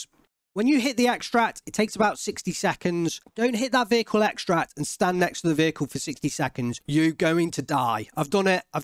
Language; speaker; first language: English; native; English